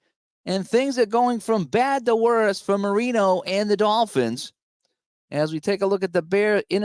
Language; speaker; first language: English; native; English